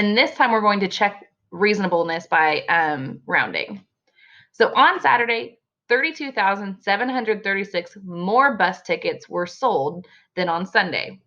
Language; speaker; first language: English; native; English